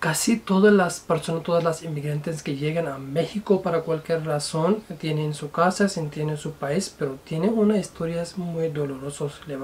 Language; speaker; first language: Spanish; non-native, fluent; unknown